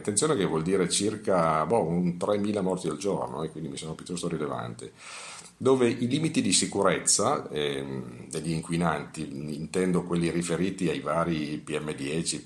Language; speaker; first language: Italian; native; Italian